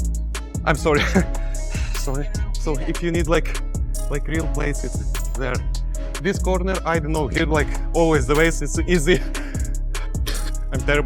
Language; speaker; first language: English; non-native, learner; Russian